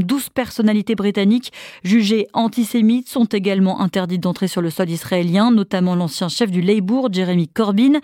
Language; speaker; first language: French; native; French